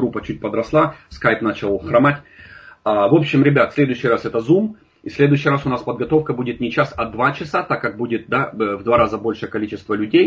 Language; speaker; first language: Russian; native; Russian